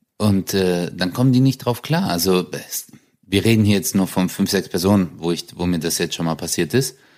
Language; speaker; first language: German; early bilingual, other home language; Turkish